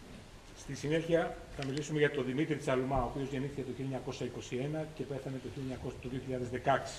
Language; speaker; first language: Greek; native; Greek